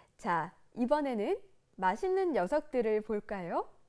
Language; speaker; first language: Korean; native; Korean